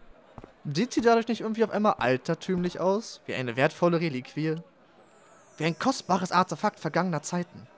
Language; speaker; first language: German; native; German